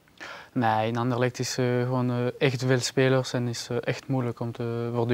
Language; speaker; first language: Dutch; non-native, learner; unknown